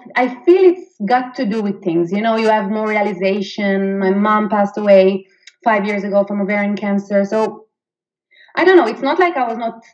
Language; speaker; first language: English; non-native, fluent; Hebrew